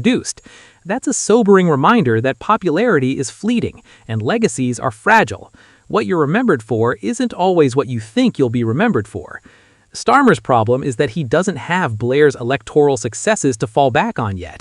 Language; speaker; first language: English; native; English